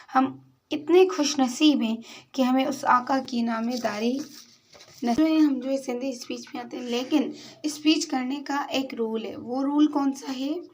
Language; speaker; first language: Urdu; non-native, local second language; Sindhi